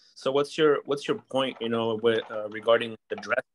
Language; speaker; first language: English; native; English